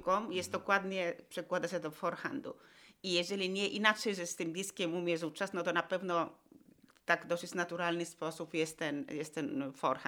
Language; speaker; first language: Polish; non-native, fluent; Finnish